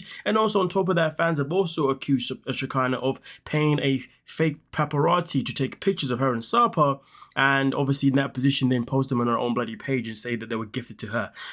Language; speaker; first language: English; native; English